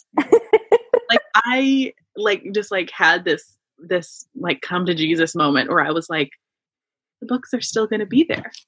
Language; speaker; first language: English; early bilingual, other home language; Yoruba